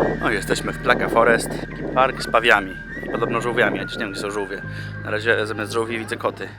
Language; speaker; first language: Polish; native; Polish